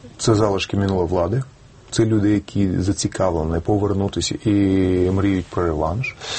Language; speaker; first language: Ukrainian; non-native, local second language; Russian